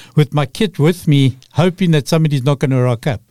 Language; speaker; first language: English; native; English